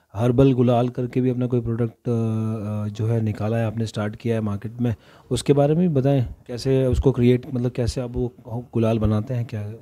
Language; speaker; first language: Hindi; native; Hindi